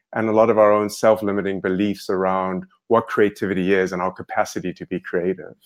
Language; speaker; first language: English; native; English